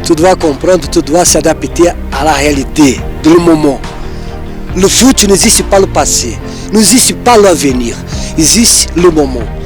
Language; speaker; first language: French; non-native, fluent; Portuguese